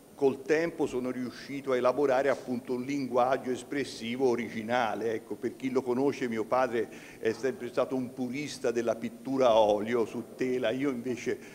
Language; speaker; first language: Italian; native; Italian